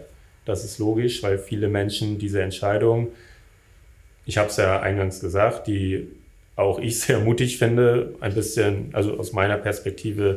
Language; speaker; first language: German; native; German